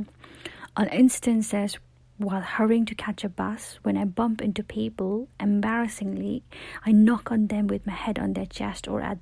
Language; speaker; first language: English; non-native, local second language; Nepali